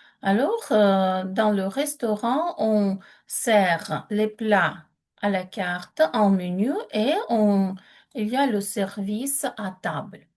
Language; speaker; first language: French; non-native, fluent; Ukrainian